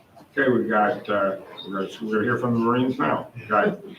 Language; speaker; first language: English; native; English